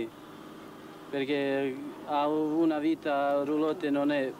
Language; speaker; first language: Italian; non-native, learner; Croatian